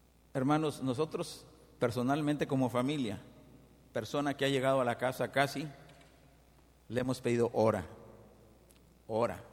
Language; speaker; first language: Spanish; native; Spanish